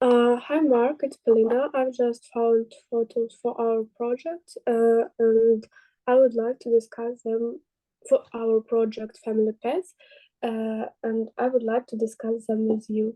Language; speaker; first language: English; non-native, learner; Russian